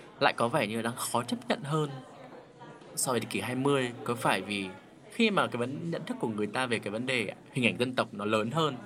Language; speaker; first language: Vietnamese; native; Vietnamese